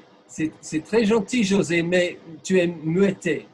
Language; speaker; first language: French; non-native, fluent; English